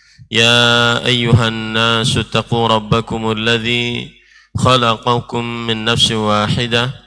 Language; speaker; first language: Arabic; non-native, fluent; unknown